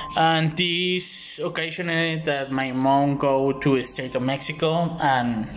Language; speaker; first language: English; non-native, learner; Spanish